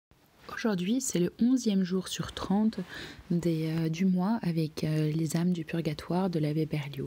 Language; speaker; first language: French; native; French